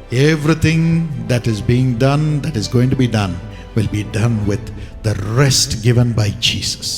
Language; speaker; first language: English; non-native, local second language; Tamil